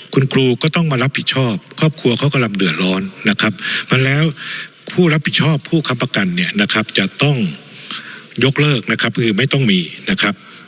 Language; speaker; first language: Thai; native; Thai